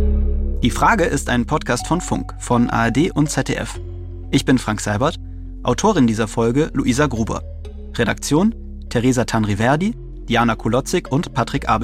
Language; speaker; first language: German; native; German